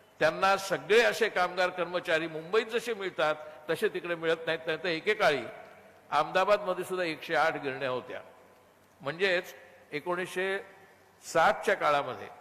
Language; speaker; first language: Marathi; native; Marathi